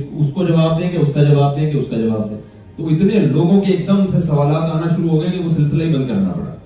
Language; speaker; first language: Urdu; native; Urdu